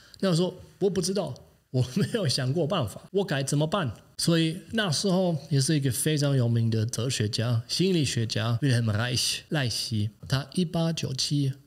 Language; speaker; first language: Chinese; non-native, fluent; German